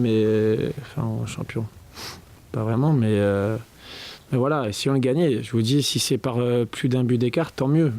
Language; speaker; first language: French; native; French